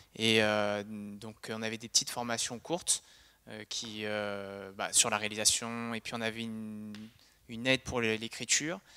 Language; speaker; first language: French; native; French